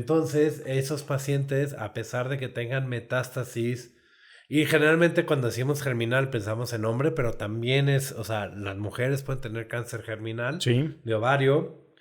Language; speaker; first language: Spanish; native; Spanish